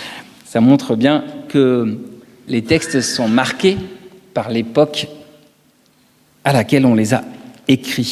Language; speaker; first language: French; native; French